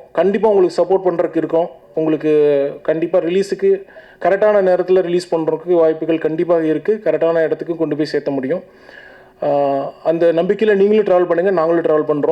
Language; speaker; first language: Tamil; native; Tamil